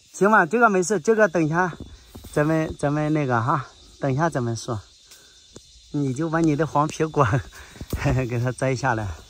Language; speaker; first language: Chinese; native; Chinese